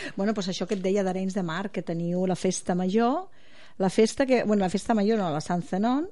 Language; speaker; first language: Catalan; non-native, local second language; Spanish